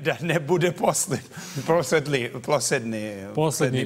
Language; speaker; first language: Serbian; early bilingual, heritage; English